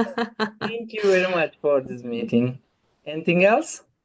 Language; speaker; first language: English; non-native, fluent; Turkish